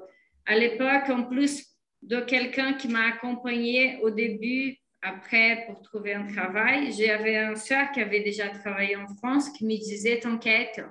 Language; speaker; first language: French; non-native, fluent; Portuguese